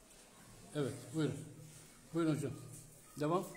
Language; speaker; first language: Turkish; native; Turkish